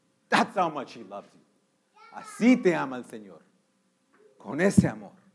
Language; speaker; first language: English; early bilingual, other home language; Spanish